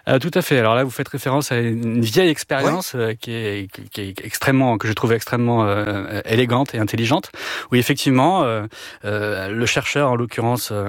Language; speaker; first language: French; native; French